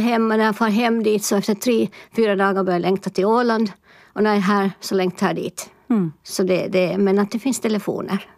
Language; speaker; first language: Swedish; non-native, local second language; Finnish